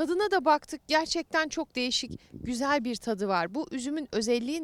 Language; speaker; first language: Turkish; native; Turkish